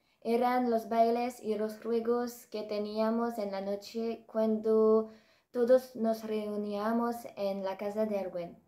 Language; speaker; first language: Spanish; non-native, learner; French